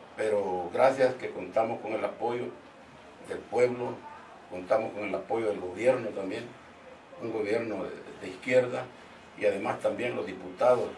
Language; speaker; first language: Spanish; native; Spanish